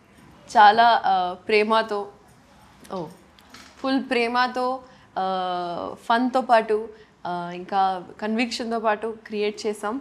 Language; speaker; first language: Telugu; non-native, local second language; Hindi